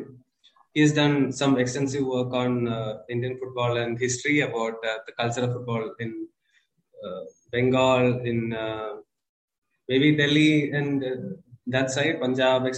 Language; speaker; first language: English; non-native, local second language; Malayalam